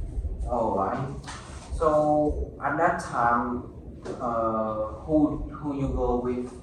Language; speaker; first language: English; non-native, learner; Vietnamese